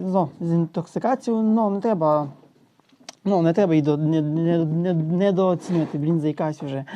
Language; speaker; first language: Ukrainian; native; Ukrainian